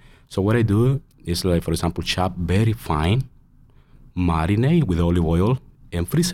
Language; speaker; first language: English; non-native, learner; Spanish